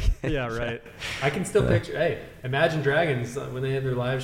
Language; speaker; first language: English; native; English